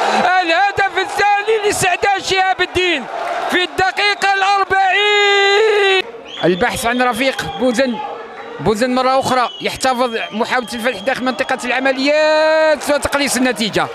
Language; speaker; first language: Arabic; native; Arabic